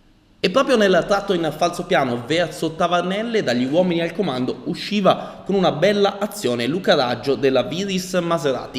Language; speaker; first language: Italian; native; Italian